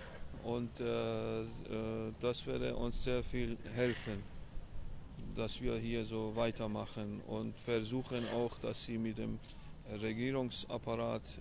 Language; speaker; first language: German; non-native, fluent; Persian